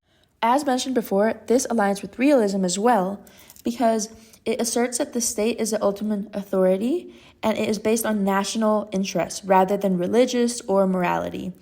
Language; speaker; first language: English; non-native, fluent; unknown